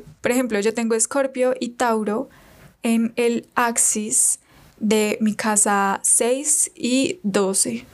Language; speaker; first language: Spanish; native; Spanish